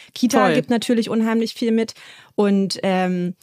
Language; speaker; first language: German; native; German